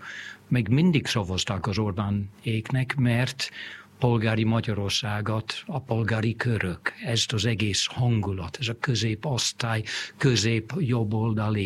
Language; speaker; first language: Hungarian; non-native, fluent; English